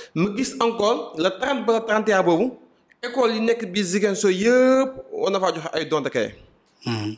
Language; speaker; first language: Wolof; non-native, local second language; Jola-Fonyi